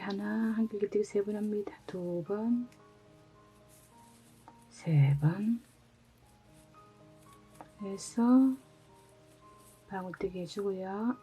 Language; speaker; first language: Korean; native; Korean